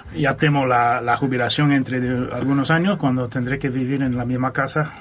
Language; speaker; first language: Spanish; non-native, fluent; Dutch